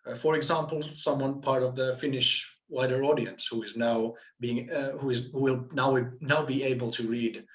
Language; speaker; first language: English; non-native, fluent; Finnish